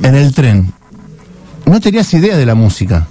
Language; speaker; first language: Spanish; native; Spanish